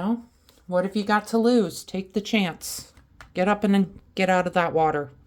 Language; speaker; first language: English; native; English